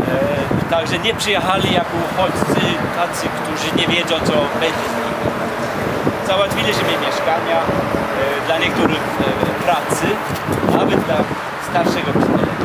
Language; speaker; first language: Polish; non-native, fluent; Swedish